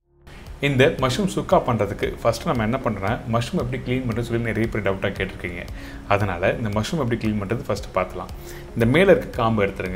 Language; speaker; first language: Tamil; native; Tamil